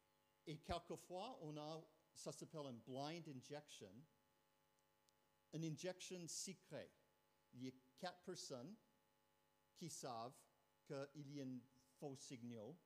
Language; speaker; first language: French; non-native, fluent; English